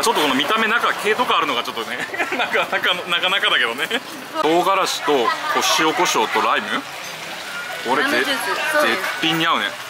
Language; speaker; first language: Japanese; native; Japanese